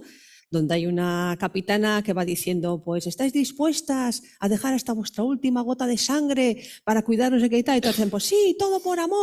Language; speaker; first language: Spanish; native; Spanish